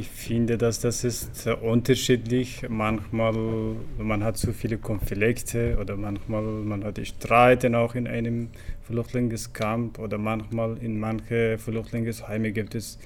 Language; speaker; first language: German; non-native, learner; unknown